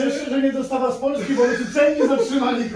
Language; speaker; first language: Polish; native; Polish